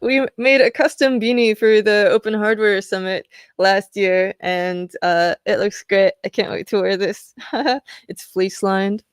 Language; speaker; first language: English; native; English